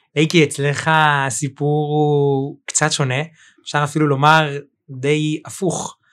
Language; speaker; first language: Hebrew; native; Hebrew